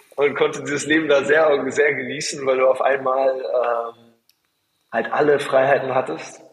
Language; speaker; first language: German; native; German